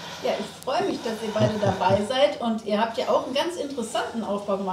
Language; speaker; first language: German; native; German